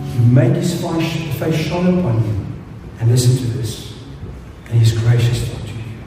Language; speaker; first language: English; non-native, local second language; Afrikaans